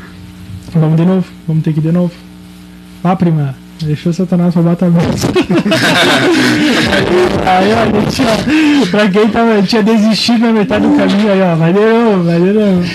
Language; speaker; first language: Portuguese; native; Portuguese